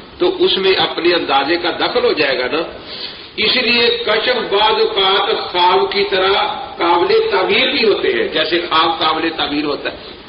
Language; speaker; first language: Urdu; non-native, local second language; Punjabi